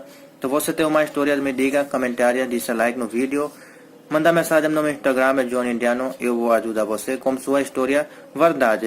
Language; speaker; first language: Portuguese; non-native, learner; Hindi